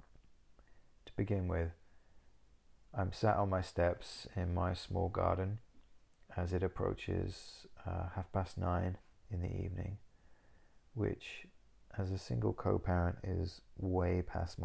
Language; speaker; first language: English; native; English